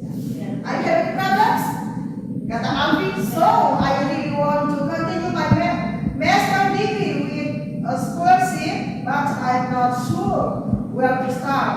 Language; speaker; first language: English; non-native, learner; Indonesian